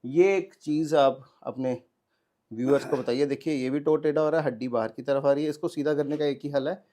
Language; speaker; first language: Hindi; non-native, local second language; Punjabi